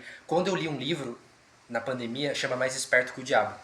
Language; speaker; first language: Portuguese; native; Portuguese